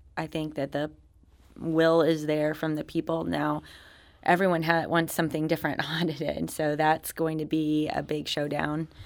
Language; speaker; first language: English; native; English